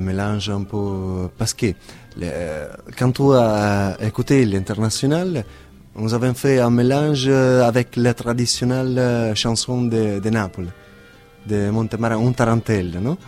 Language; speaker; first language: French; non-native, learner; Italian